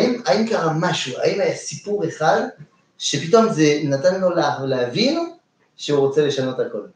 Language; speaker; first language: Hebrew; non-native, fluent; French